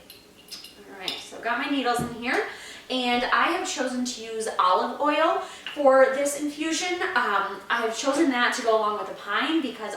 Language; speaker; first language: English; native; English